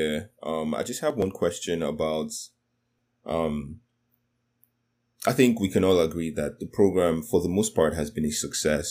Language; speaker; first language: English; non-native, local second language; Yoruba